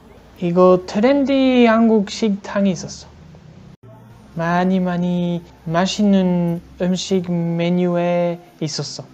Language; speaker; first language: Korean; non-native, learner; French